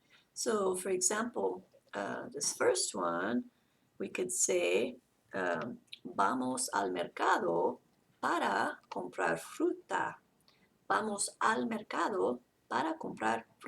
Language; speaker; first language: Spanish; non-native, fluent; English